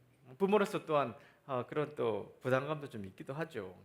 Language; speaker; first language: Korean; native; Korean